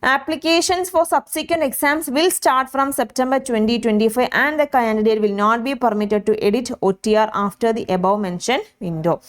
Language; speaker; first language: English; non-native, local second language; Malayalam